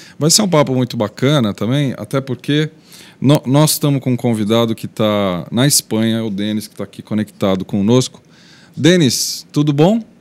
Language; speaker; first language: Portuguese; native; Portuguese